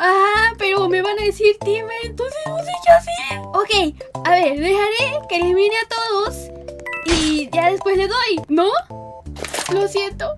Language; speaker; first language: Spanish; native; Spanish